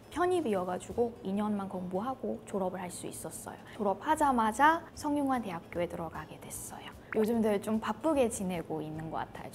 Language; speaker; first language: Korean; non-native, fluent; Burmese